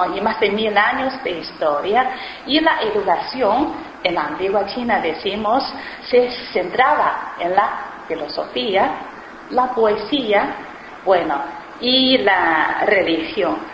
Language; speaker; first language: Spanish; non-native, fluent; Chinese